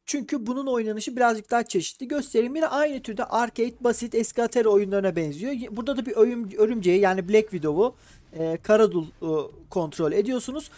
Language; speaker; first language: Turkish; native; Turkish